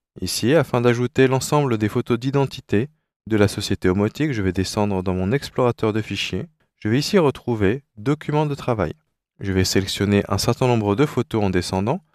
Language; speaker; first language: French; native; French